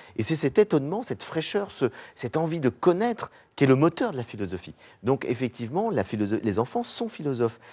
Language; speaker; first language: French; native; French